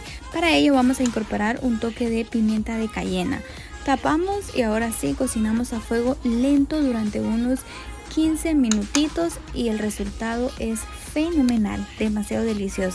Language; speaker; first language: Spanish; native; Spanish